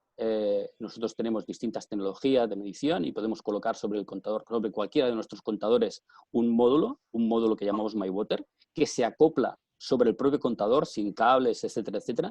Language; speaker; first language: Spanish; native; Spanish